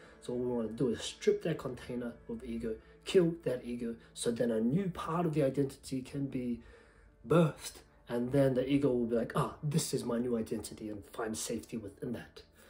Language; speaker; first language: English; native; English